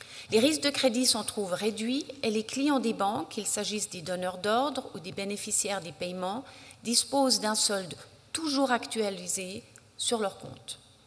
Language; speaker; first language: French; native; French